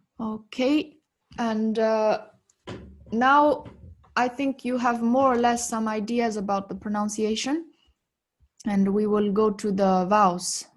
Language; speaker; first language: English; non-native, fluent; Tibetan